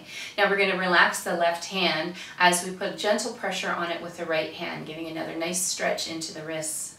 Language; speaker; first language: English; native; English